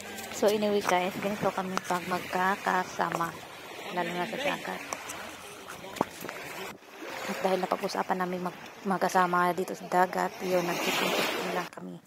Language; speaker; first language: Filipino; non-native, local second language; Cebuano